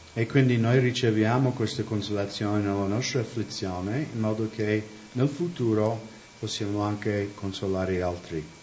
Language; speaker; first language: Italian; non-native, fluent; English